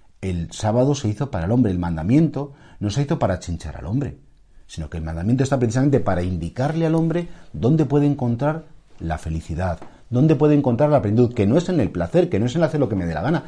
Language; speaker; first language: Spanish; native; Spanish